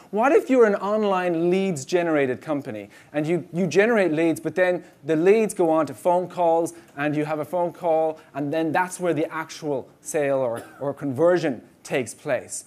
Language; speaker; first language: English; native; English